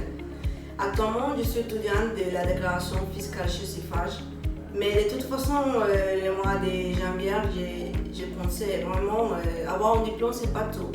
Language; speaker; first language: French; non-native, learner; Spanish